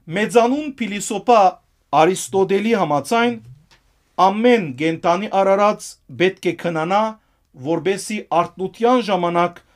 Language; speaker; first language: Armenian; native; Armenian